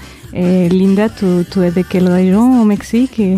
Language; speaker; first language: French; non-native, fluent; Spanish